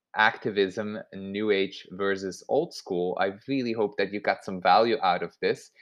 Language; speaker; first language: English; non-native, fluent; Swiss German